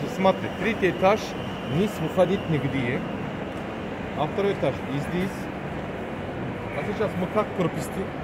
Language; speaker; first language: Russian; non-native, learner; Turkish